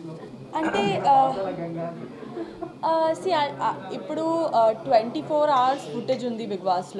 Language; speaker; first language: Telugu; non-native, learner; Gujarati